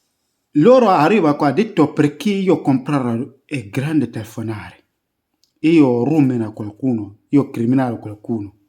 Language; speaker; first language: Italian; non-native, learner; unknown